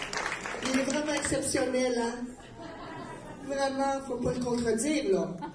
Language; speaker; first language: French; native; French